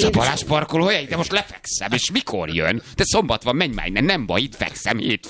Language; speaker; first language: Hungarian; native; Hungarian